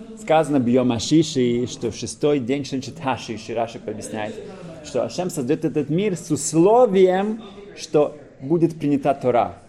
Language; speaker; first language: Russian; early bilingual, heritage; Russian